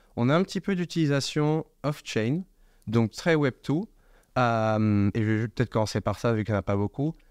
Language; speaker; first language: French; native; French